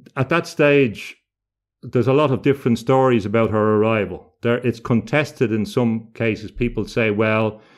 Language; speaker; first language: English; native; English